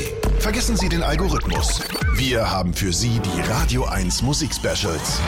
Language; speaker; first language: German; native; German